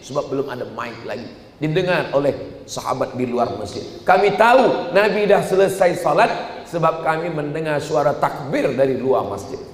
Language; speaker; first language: Malay; native; Malay